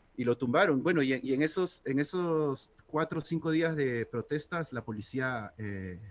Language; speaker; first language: Spanish; native; Spanish